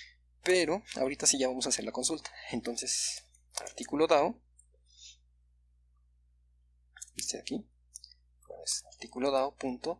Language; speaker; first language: Spanish; native; Spanish